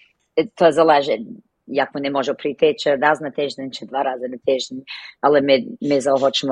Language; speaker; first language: Ukrainian; early bilingual, heritage; Ukrainian